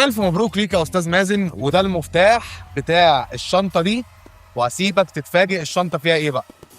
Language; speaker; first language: Arabic; native; Arabic